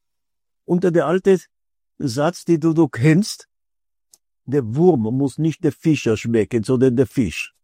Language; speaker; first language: German; non-native, fluent; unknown